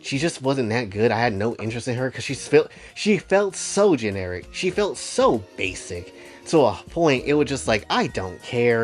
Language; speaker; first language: English; native; English